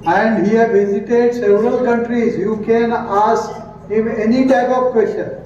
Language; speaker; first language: English; non-native, local second language; Marathi